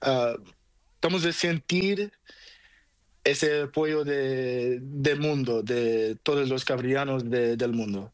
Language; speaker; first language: Spanish; non-native, learner; Portuguese